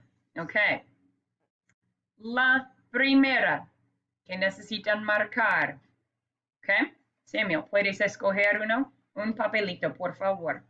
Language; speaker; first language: Spanish; non-native, fluent; English